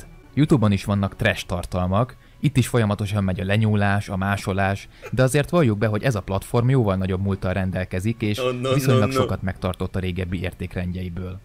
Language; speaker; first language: Hungarian; native; Hungarian